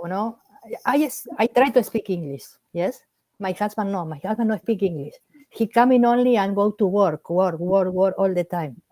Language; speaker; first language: English; non-native, learner; Spanish